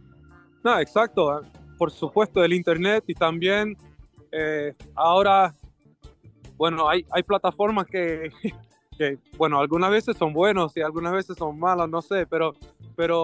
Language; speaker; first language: Spanish; non-native, fluent; Swedish